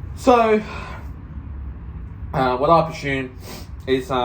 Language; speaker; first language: English; native; English